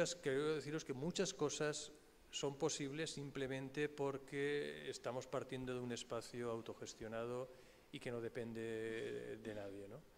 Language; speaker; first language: Spanish; native; Spanish